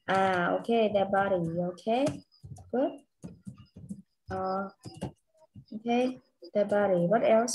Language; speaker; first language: English; non-native, learner; Vietnamese